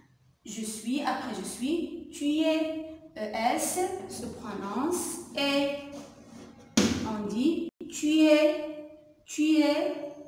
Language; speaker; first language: French; non-native, local second language; Arabic